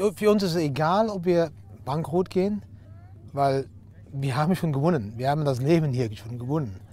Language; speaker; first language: German; non-native, learner; Dutch